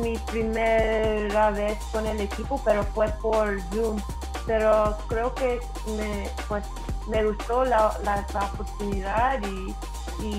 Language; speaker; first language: Spanish; early bilingual, heritage; English